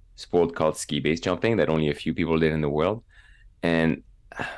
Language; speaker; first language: English; non-native, fluent; French